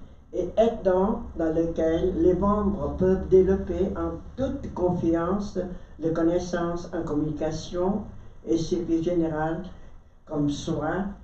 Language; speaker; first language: French; non-native, learner; Vietnamese